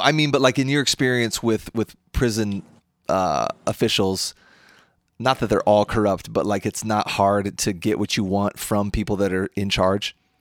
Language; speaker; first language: English; native; English